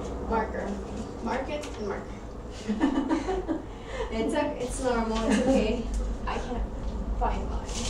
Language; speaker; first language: English; non-native, fluent; Spanish